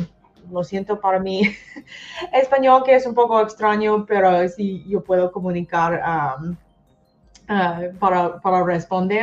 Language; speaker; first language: Spanish; non-native, learner; English